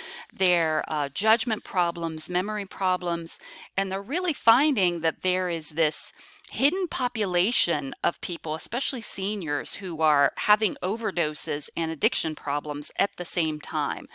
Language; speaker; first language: English; native; English